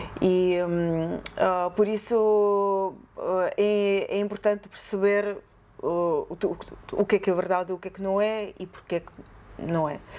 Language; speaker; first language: Portuguese; non-native, fluent; Ukrainian